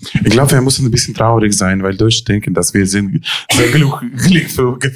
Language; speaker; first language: German; non-native, learner; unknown